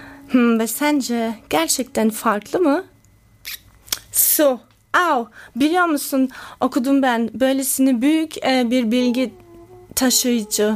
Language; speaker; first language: Turkish; early bilingual, heritage; Turkish